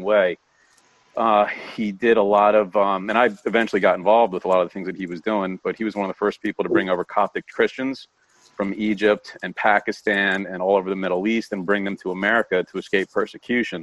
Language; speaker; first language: English; native; English